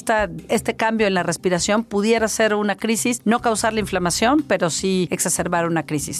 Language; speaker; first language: Spanish; native; Spanish